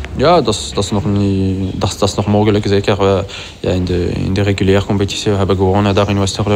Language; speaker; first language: Dutch; non-native, local second language; French